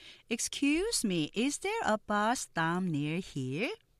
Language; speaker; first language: English; non-native, fluent; Korean